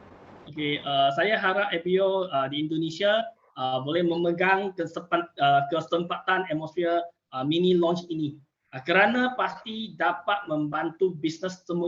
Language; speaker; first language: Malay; non-native, local second language; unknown